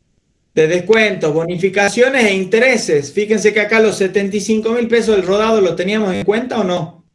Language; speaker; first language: Spanish; native; Spanish